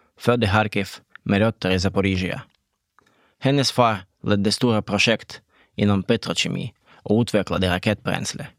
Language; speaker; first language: Swedish; non-native, fluent; Russian